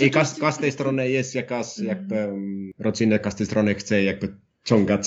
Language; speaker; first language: Polish; non-native, learner; Finnish